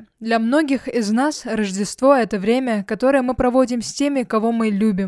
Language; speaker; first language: Russian; native; Russian